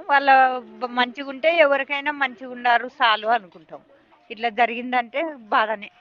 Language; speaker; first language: Telugu; native; Telugu